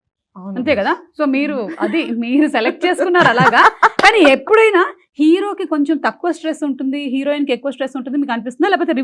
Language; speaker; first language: Telugu; native; Telugu